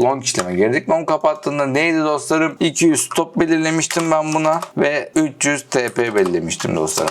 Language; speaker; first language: Turkish; native; Turkish